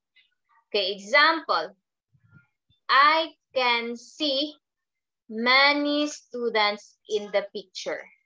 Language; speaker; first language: English; non-native, fluent; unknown